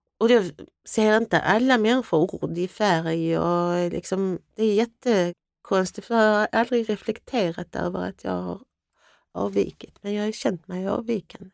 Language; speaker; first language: Swedish; native; Swedish